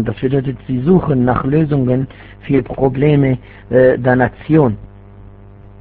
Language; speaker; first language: German; non-native, fluent; Arabic